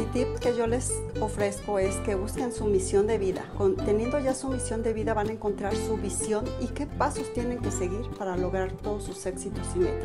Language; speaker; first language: Spanish; native; Spanish